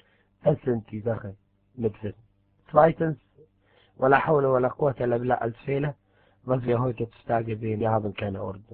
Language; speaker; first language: German; non-native, fluent; Arabic